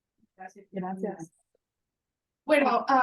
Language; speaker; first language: Spanish; non-native, fluent; English